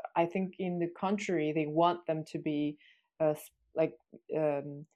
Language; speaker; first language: English; non-native, fluent; Chinese